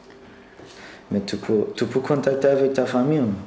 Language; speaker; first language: French; non-native, learner; Persian